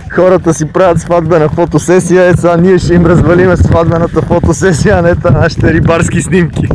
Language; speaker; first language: Bulgarian; native; Bulgarian